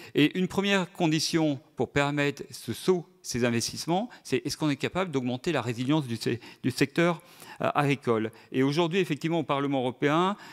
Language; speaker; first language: French; native; French